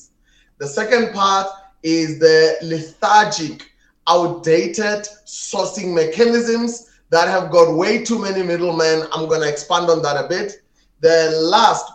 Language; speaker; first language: English; non-native, local second language; Tswana